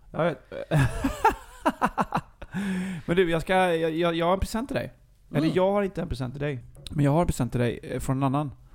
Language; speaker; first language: Swedish; native; Swedish